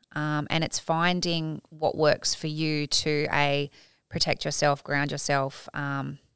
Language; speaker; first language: English; native; English